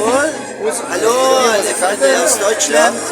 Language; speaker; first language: German; early bilingual, heritage; Spanish